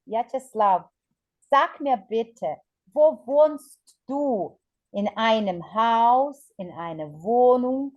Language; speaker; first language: German; non-native, fluent; Ukrainian